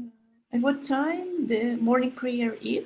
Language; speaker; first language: English; non-native, learner; Turkish